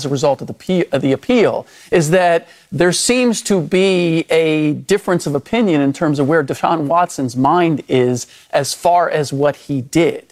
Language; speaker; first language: English; early bilingual, other home language; German